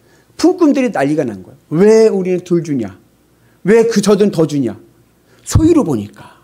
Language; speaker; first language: Korean; native; Korean